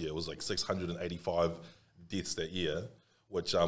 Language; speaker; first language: English; native; English